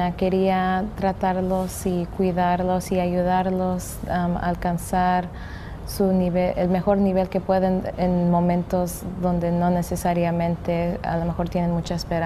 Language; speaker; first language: Spanish; early bilingual, heritage; English